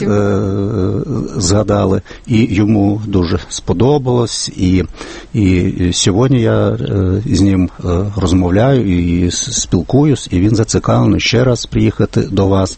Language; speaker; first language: Ukrainian; non-native, fluent; Lithuanian